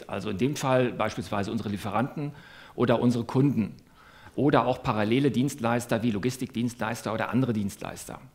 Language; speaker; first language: German; native; German